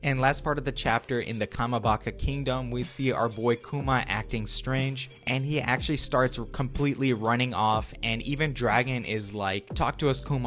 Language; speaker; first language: English; native; English